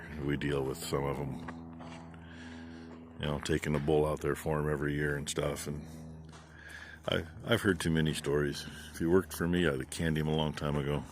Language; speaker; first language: English; native; English